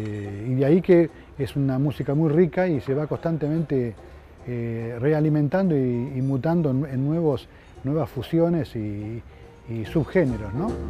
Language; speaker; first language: Spanish; native; Spanish